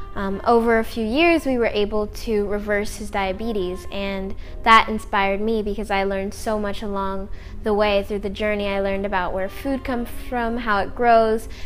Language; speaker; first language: English; native; English